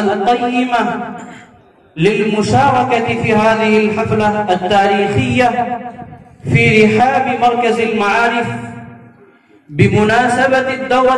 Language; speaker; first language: Arabic; non-native, fluent; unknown